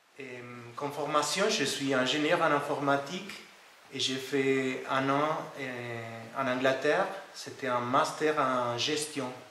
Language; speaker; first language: French; non-native, fluent; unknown